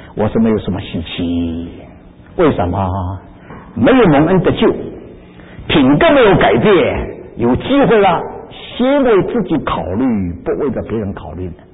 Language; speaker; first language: Chinese; native; Chinese